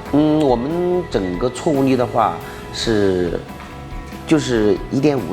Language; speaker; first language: Chinese; native; Chinese